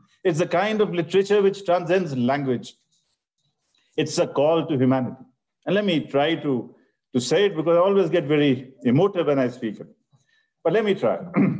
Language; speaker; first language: English; non-native, local second language; Punjabi